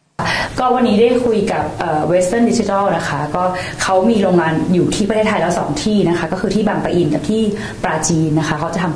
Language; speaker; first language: Thai; native; Thai